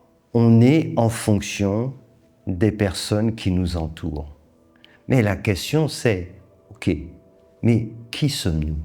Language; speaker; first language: French; native; French